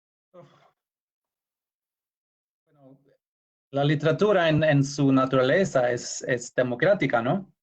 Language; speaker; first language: Spanish; non-native, fluent; Norwegian